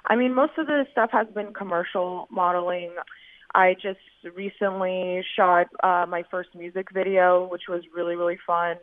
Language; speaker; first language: English; native; English